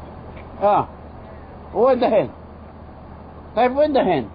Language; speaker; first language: Arabic; non-native, learner; Filipino